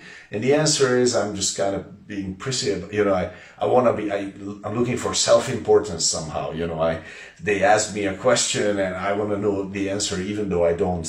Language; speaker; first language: English; non-native, fluent; Hungarian